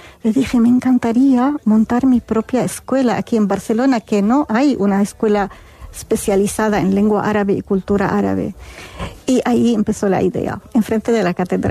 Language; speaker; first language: Spanish; non-native, fluent; Arabic